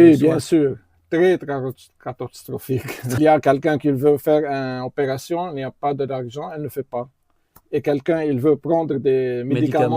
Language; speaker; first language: French; non-native, learner; Arabic